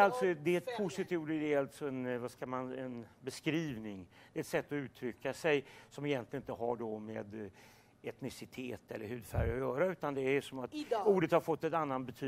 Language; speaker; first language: Swedish; native; Swedish